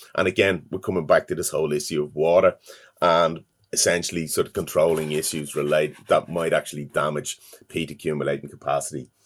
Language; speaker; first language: English; native; English